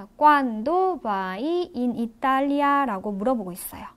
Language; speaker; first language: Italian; non-native, fluent; Korean